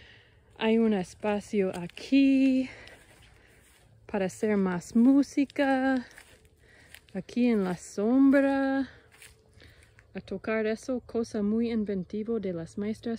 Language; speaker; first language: Spanish; non-native, learner; English